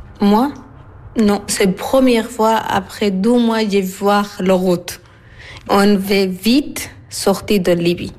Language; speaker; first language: French; non-native, learner; Arabic